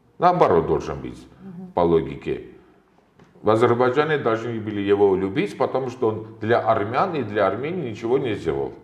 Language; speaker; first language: Russian; non-native, local second language; Armenian